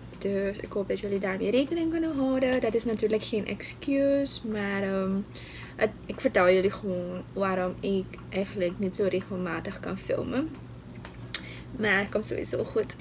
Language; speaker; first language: Dutch; non-native, local second language; Papiamento